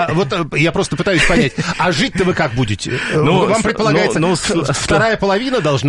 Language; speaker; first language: Russian; native; Russian